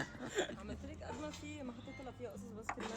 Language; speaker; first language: Arabic; native; Arabic